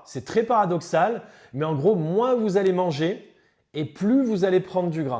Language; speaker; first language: French; native; French